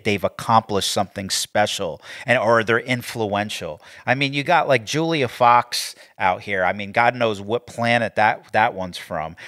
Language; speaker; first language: English; native; English